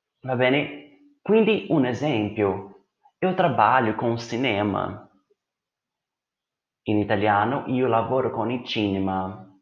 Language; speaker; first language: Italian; non-native, fluent; Portuguese